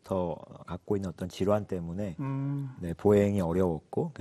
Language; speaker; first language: Korean; native; Korean